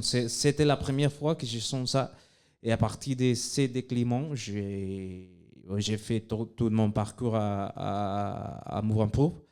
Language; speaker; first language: French; non-native, fluent; Spanish